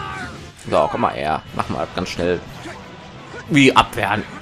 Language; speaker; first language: German; native; German